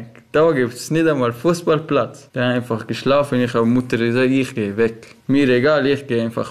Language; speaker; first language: German; non-native, learner; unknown